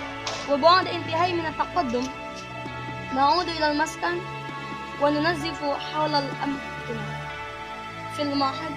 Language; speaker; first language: Arabic; non-native, learner; Indonesian